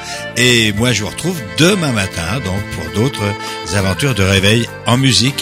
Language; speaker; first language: French; native; French